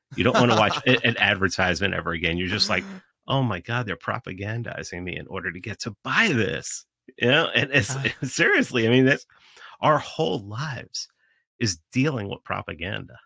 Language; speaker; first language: English; native; English